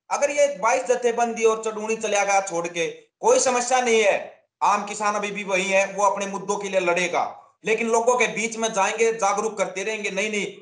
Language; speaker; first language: Hindi; native; Hindi